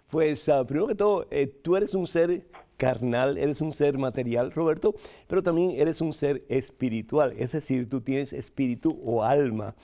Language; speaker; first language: Spanish; native; Spanish